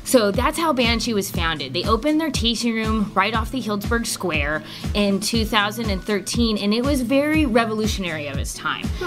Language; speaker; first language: English; native; English